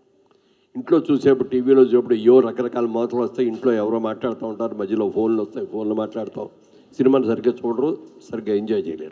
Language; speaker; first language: Telugu; native; Telugu